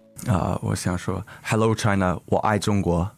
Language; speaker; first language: Chinese; early bilingual, heritage; English